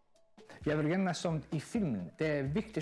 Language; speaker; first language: Danish; non-native, fluent; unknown